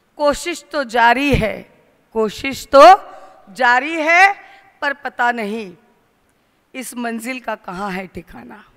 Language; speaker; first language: Hindi; non-native, local second language; Marathi